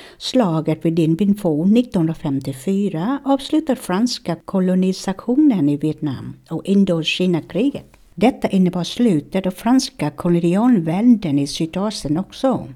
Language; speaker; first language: Swedish; non-native, fluent; Vietnamese